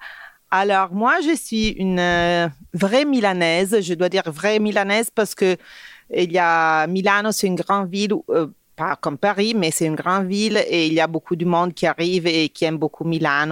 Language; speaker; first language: French; non-native, fluent; Italian